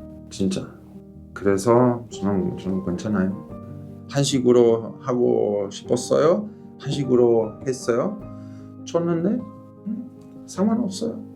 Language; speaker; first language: Korean; non-native, learner; Italian